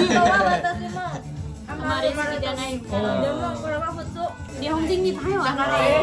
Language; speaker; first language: Japanese; non-native, learner; Indonesian